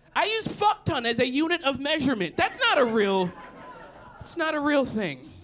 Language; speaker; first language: English; native; English